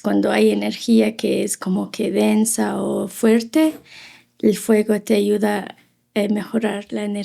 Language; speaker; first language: Spanish; non-native, fluent; Arabic